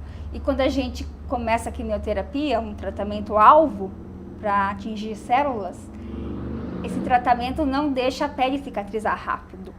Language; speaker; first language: Portuguese; native; Portuguese